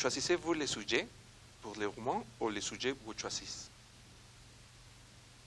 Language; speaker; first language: French; non-native, learner; Spanish